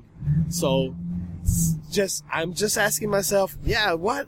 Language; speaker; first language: English; non-native, fluent; French